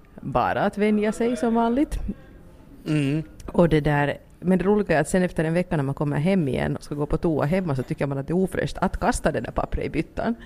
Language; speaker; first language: Swedish; native; Swedish